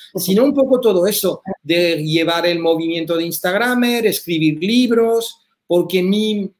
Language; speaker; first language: Spanish; early bilingual, heritage; French